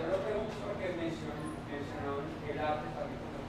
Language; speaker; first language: Spanish; native; Spanish